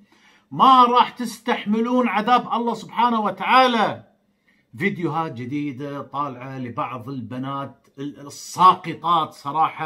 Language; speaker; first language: Arabic; native; Arabic